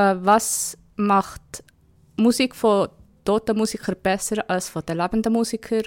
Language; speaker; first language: German; native; German